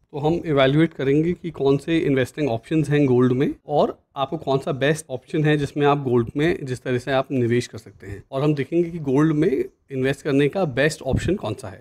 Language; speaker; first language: Hindi; native; Hindi